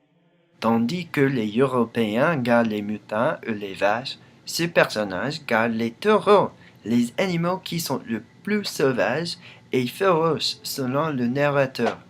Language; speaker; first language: French; non-native, learner; English